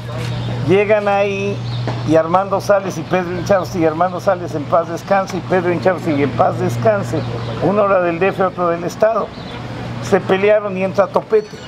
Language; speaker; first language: Spanish; native; Spanish